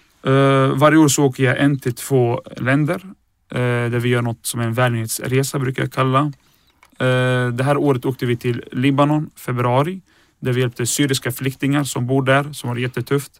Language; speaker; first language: Swedish; early bilingual, other home language; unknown